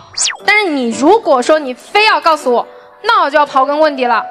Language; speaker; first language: Chinese; native; Chinese